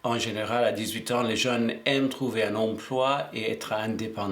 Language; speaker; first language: French; non-native, fluent; English